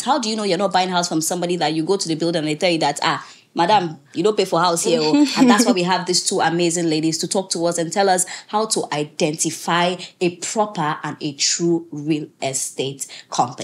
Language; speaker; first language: English; native; English